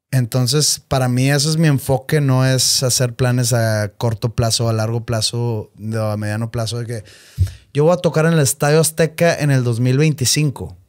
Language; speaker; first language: Spanish; native; Spanish